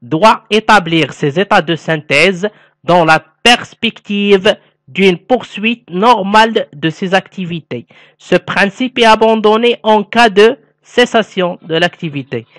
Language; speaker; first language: French; non-native, local second language; Arabic